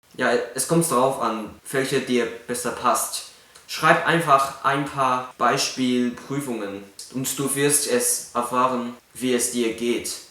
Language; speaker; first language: German; non-native, fluent; Cantonese